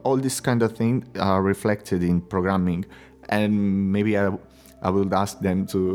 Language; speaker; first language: English; non-native, fluent; Italian